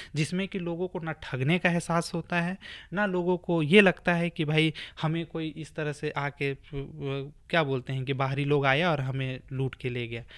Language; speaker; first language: Hindi; native; Hindi